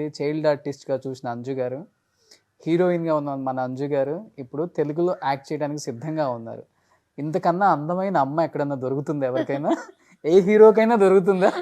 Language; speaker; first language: Telugu; native; Telugu